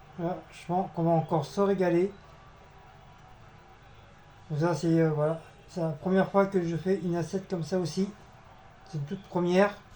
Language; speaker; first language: French; native; French